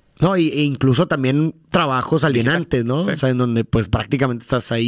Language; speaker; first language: Spanish; native; Spanish